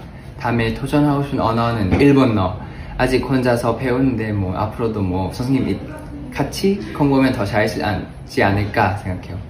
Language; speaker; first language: Korean; non-native, fluent; Thai